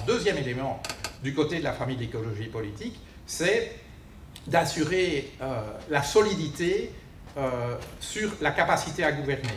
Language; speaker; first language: French; native; French